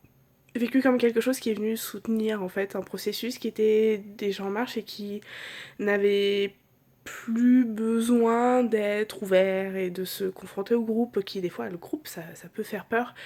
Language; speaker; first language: French; native; French